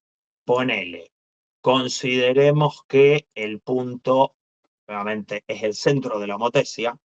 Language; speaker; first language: Spanish; native; Spanish